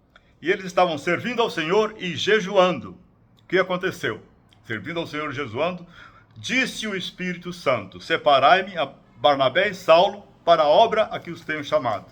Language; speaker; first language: Portuguese; native; Portuguese